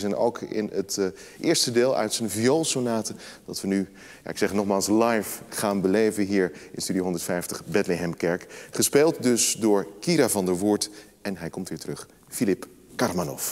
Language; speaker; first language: Dutch; native; Dutch